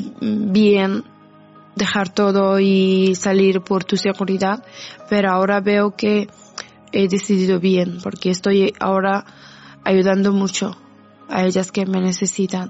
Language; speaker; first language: Spanish; non-native, fluent; Persian